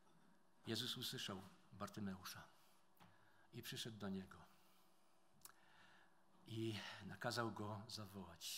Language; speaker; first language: Polish; native; Polish